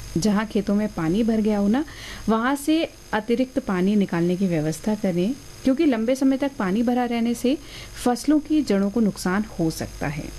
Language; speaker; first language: Hindi; native; Hindi